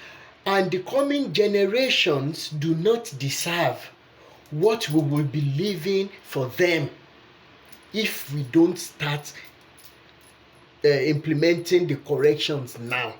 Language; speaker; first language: English; non-native, local second language; Yoruba